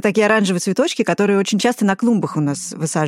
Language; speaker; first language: Russian; native; Russian